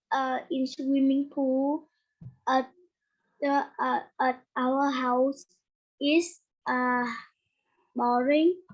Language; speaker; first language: English; non-native, learner; Vietnamese